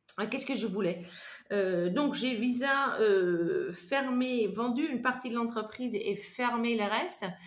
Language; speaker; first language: French; non-native, fluent; Dutch